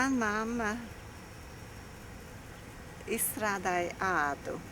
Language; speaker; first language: Latvian; early bilingual, heritage; Latvian